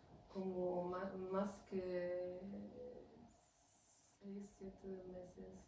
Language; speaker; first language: Spanish; non-native, fluent; German